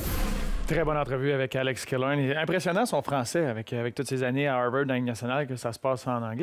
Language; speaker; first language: French; native; French